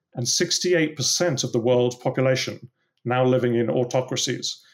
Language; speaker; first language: English; native; English